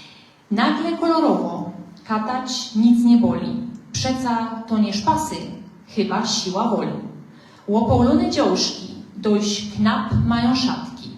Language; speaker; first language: Polish; native; Polish